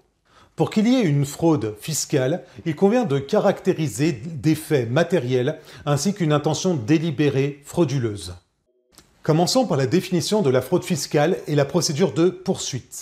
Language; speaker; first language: French; native; French